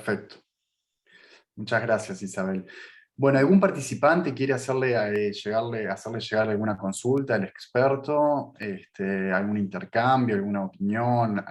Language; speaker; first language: Spanish; native; Spanish